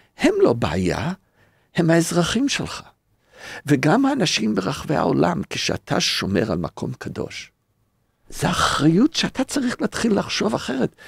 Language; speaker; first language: Hebrew; non-native, fluent; English